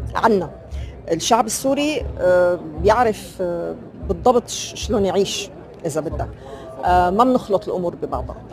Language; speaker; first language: Arabic; native; Arabic